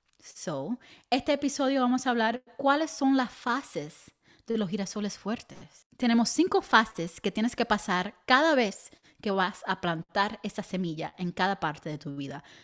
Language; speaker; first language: Spanish; early bilingual, heritage; Spanish